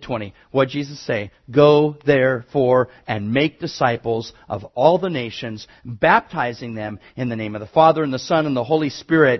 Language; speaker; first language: English; native; English